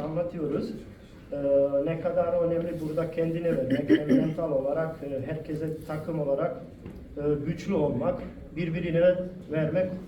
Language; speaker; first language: Turkish; non-native, fluent; Bosnian